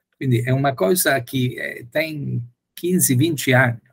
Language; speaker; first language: Portuguese; non-native, learner; Italian